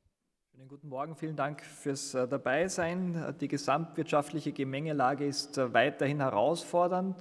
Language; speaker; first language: German; native; German